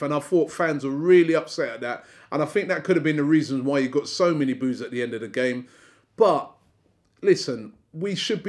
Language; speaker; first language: English; native; English